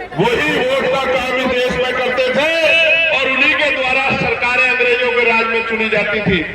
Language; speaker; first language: Hindi; native; Hindi